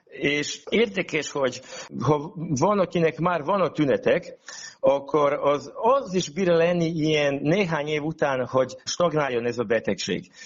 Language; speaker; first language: Hungarian; non-native, local second language; Serbian